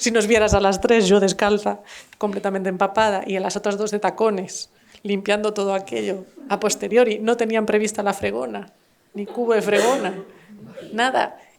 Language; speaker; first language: Spanish; native; Spanish